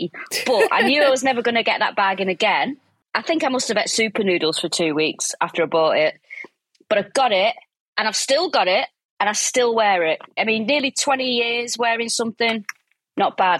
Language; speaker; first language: English; native; English